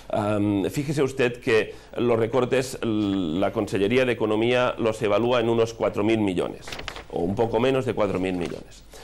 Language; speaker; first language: Spanish; non-native, local second language; Catalan